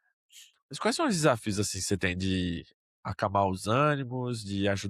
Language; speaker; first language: Portuguese; native; Portuguese